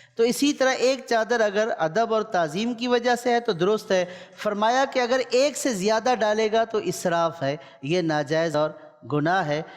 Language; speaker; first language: Urdu; native; Urdu